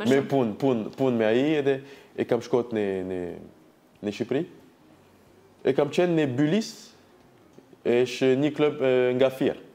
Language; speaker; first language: Albanian; non-native, learner; French